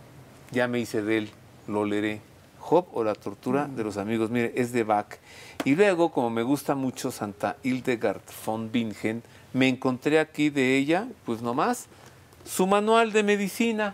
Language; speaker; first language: Spanish; native; Spanish